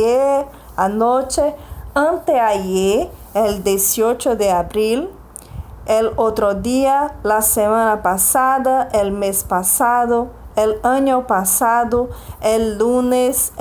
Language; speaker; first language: Spanish; non-native, fluent; Portuguese